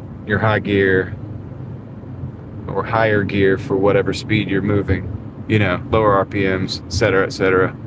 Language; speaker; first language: English; native; English